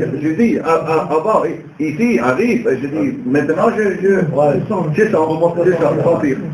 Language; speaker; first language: French; non-native, learner; Dutch